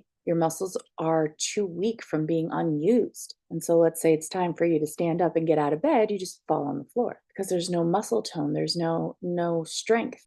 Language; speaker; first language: English; native; English